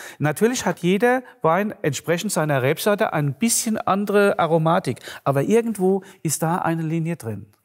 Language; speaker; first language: German; native; German